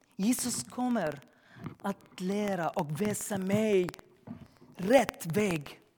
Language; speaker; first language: Swedish; non-native, learner; Arabic